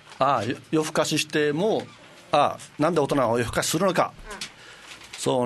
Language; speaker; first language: Japanese; native; Japanese